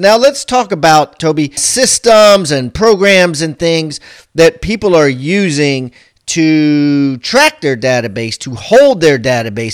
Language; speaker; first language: English; native; English